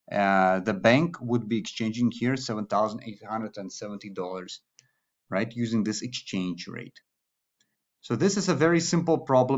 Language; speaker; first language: English; non-native, fluent; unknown